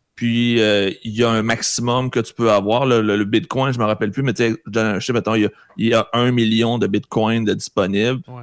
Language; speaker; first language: French; native; French